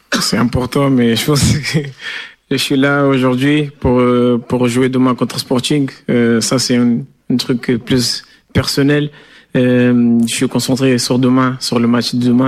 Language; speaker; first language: French; non-native, fluent; Portuguese